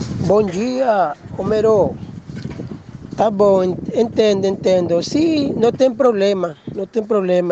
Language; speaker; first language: Portuguese; non-native, learner; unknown